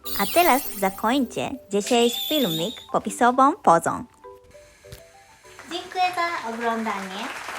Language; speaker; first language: Polish; non-native, learner; Japanese